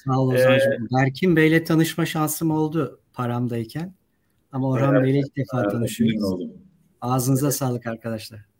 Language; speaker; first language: Turkish; native; Turkish